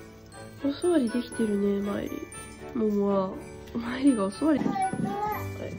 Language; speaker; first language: Japanese; native; Japanese